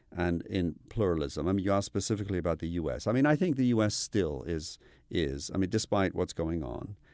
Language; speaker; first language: English; native; English